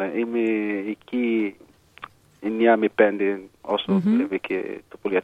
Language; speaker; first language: Greek; non-native, fluent; Arabic